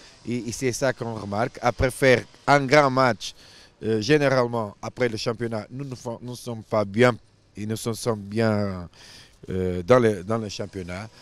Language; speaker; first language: French; non-native, fluent; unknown